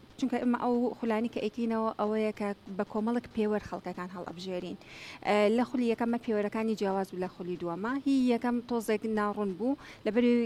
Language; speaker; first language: Central Kurdish; native; Central Kurdish